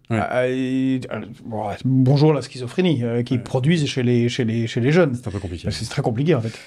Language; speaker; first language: French; native; French